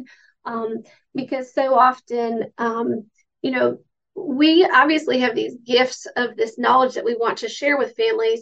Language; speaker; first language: English; native; English